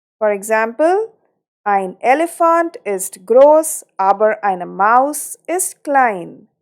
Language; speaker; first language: German; non-native, fluent; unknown